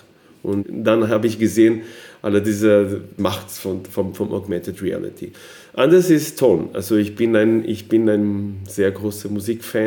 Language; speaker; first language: German; non-native, fluent; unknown